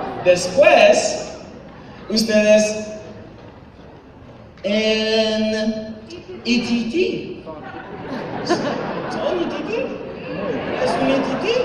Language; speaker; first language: Spanish; non-native, learner; French